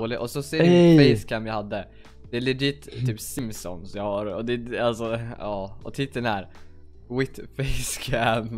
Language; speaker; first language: Swedish; native; Swedish